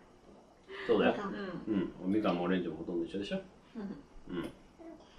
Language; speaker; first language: Japanese; native; Japanese